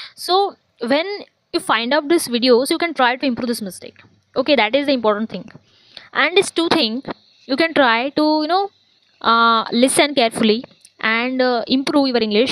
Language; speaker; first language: English; non-native, learner; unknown